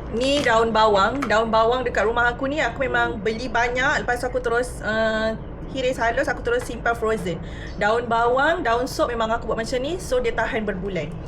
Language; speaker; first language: Malay; native; Malay